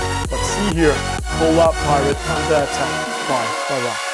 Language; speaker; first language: English; non-native, fluent; Danish